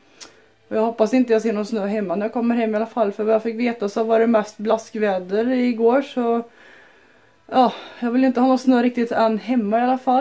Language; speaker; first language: Swedish; native; Swedish